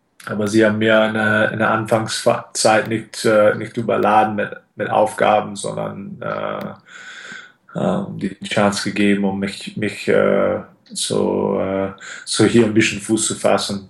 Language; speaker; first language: German; non-native, fluent; English